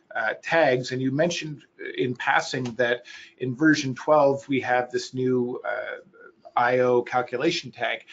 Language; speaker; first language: English; native; English